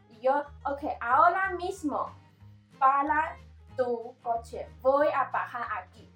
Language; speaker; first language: Spanish; non-native, learner; Chinese